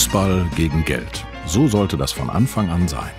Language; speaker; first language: German; native; German